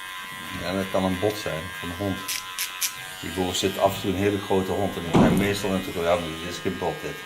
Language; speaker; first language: Dutch; native; Dutch